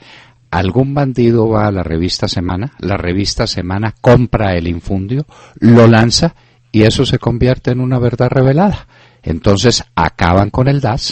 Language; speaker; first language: Spanish; native; Spanish